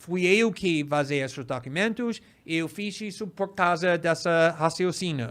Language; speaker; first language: Portuguese; non-native, fluent; English